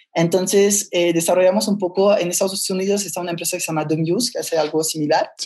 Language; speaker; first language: Spanish; non-native, fluent; French